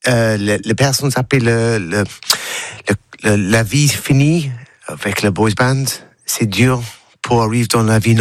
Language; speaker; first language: French; non-native, learner; English